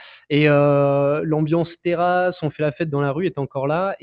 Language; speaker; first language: French; native; French